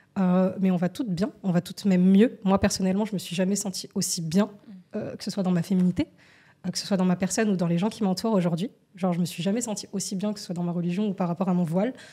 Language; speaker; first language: French; native; French